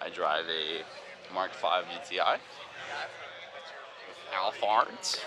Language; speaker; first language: English; native; English